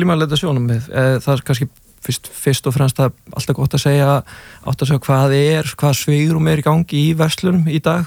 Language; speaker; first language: Icelandic; native; Icelandic